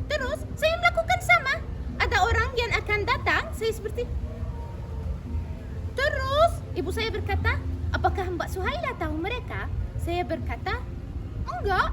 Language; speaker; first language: Indonesian; non-native, learner; Arabic